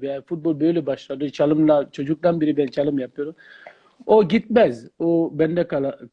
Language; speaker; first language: Turkish; non-native, learner; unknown